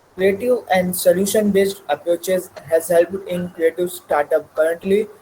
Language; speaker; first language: English; non-native, local second language; Marathi